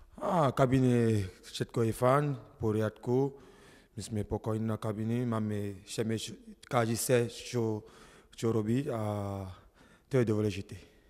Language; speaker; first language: Slovak; non-native, learner; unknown